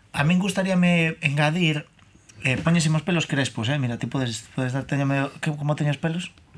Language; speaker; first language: Galician; non-native, local second language; Spanish